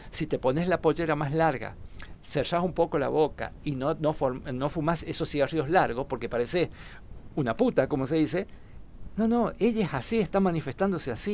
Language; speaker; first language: Spanish; native; Spanish